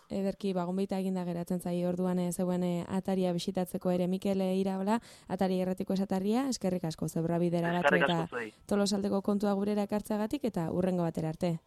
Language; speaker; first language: Basque; native; Basque